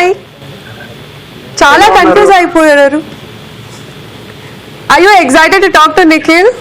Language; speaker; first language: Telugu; non-native, learner; Kannada